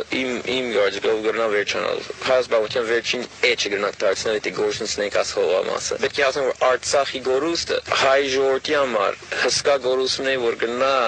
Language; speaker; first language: Armenian; non-native, fluent; English